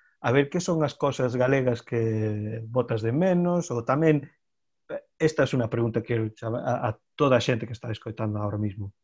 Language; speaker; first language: Galician; native; Galician